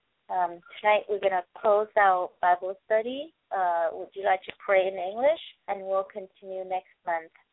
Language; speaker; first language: English; non-native, fluent; Vietnamese